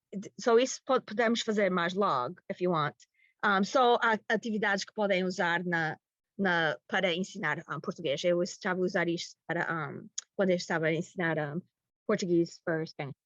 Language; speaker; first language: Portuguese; early bilingual, heritage; Portuguese